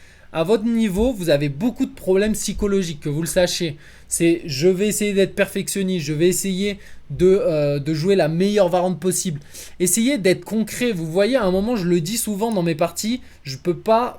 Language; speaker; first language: French; native; French